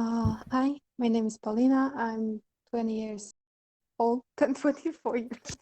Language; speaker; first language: English; non-native, learner; Polish